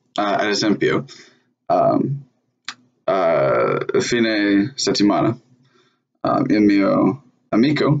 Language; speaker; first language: Italian; non-native, learner; English